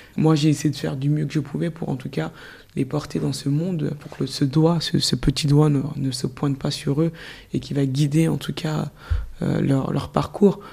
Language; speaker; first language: French; early bilingual, other home language; Soninke